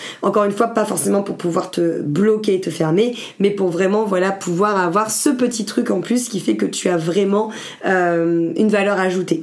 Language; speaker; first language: French; native; French